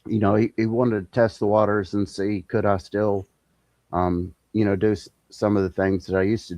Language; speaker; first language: English; native; English